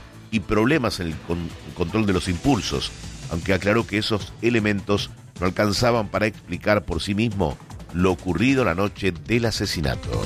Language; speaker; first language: Spanish; native; Spanish